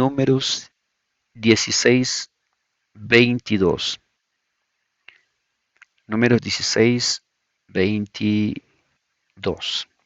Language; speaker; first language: Spanish; native; Spanish